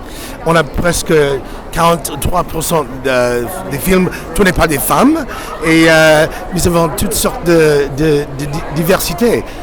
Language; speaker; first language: French; non-native, fluent; English